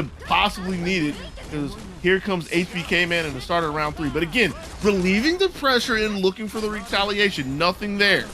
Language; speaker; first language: English; native; English